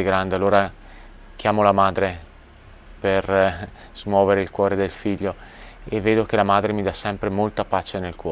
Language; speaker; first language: Italian; native; Italian